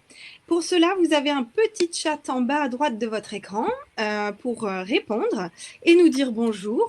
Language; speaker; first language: French; native; French